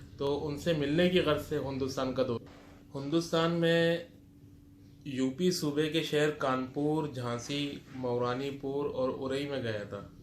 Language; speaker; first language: Urdu; native; Urdu